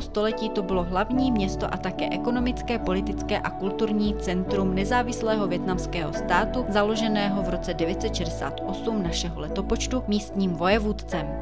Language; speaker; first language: Czech; native; Czech